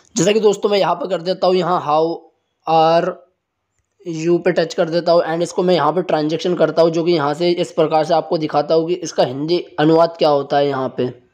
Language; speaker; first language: Hindi; native; Hindi